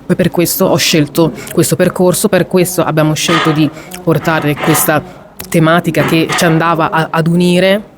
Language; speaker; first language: Italian; early bilingual, other home language; Wolof